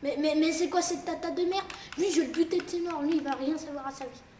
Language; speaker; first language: French; native; French